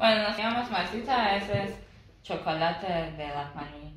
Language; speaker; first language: Spanish; non-native, learner; Persian